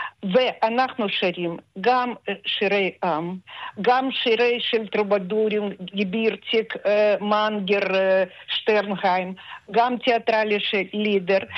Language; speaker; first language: Hebrew; non-native, fluent; Russian